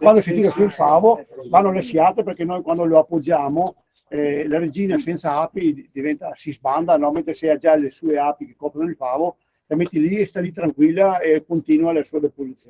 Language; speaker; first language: Italian; native; Italian